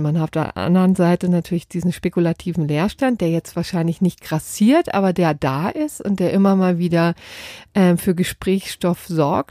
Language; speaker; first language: German; native; German